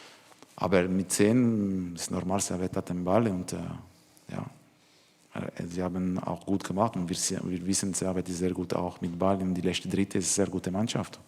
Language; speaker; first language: German; non-native, learner; French